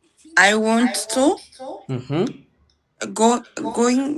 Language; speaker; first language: English; non-native, learner; Amharic